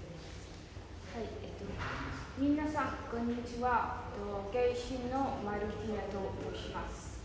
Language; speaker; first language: Japanese; non-native, learner; Italian